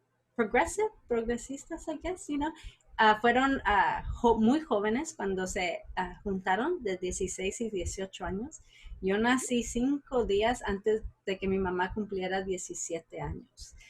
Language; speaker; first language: Spanish; early bilingual, heritage; Spanish